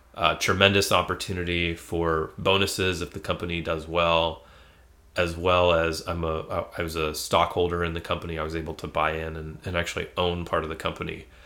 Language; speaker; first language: English; native; English